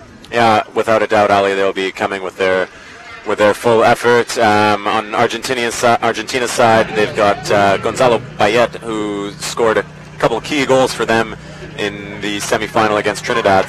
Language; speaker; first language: English; native; English